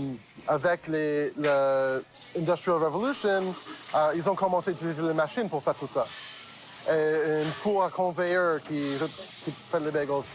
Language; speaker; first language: French; non-native, local second language; English